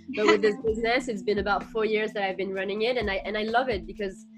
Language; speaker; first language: English; non-native, fluent; French